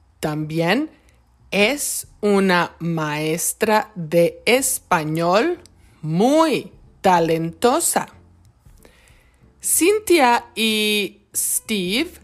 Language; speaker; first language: Spanish; non-native, fluent; English